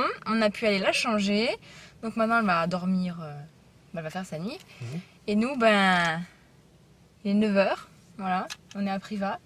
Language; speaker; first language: French; native; French